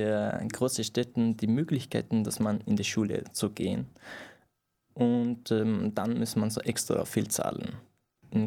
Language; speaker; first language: German; non-native, fluent; Persian